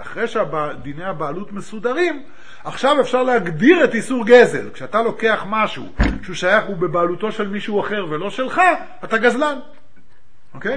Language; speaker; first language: Hebrew; native; Hebrew